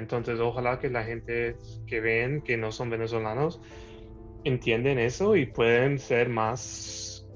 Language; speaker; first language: Spanish; early bilingual, heritage; Spanish